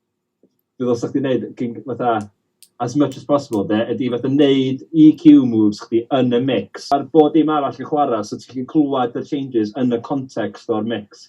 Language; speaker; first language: Welsh; native; Welsh